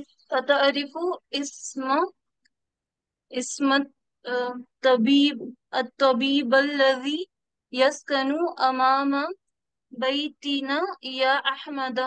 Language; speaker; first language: Arabic; non-native, learner; Urdu